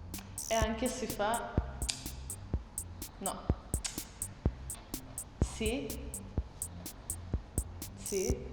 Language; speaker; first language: Italian; non-native, learner; Turkish